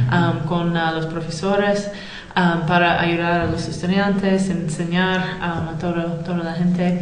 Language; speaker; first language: Spanish; non-native, fluent; English